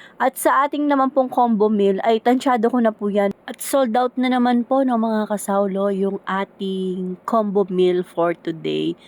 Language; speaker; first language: Filipino; native; Filipino